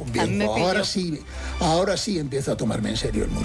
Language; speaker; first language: Spanish; native; Spanish